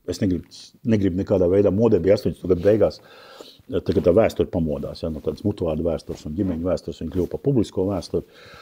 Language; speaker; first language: Latvian; native; Latvian